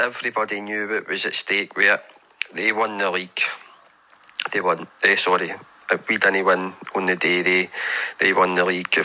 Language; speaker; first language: English; native; English